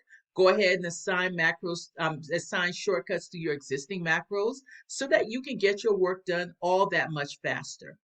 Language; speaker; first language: English; native; English